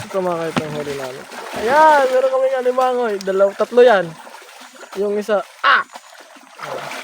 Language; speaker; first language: Filipino; non-native, local second language; Masbatenyo